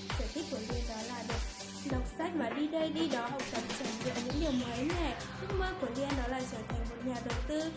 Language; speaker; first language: Vietnamese; non-native, local second language; Hmong